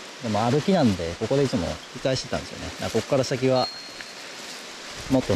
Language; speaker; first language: Japanese; native; Japanese